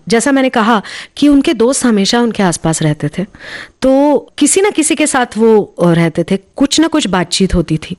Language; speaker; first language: Hindi; non-native, local second language; Marathi